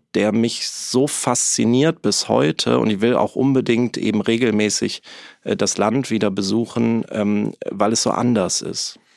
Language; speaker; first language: German; native; German